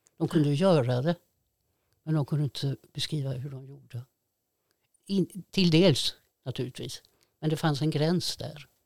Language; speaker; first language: Swedish; native; Swedish